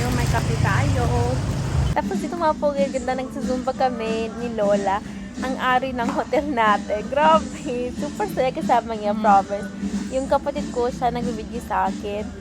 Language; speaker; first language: Filipino; non-native, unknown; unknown